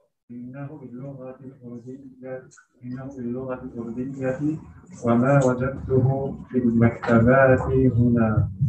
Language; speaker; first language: Arabic; non-native, learner; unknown